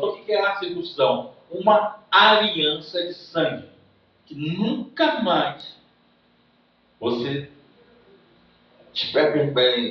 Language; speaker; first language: Portuguese; native; Portuguese